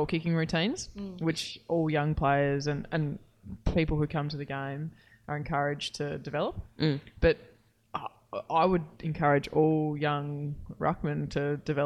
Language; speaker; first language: English; native; English